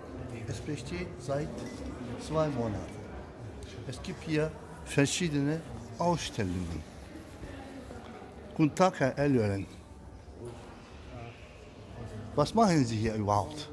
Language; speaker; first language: German; non-native, fluent; Turkish